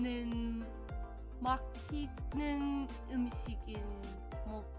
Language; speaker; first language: Korean; non-native, learner; English